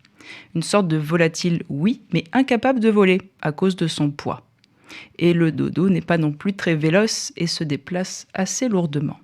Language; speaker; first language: French; native; French